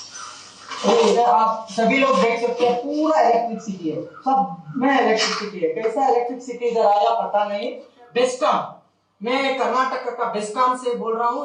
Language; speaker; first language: Hindi; non-native, local second language; Kannada